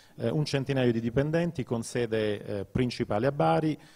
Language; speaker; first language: Italian; native; Italian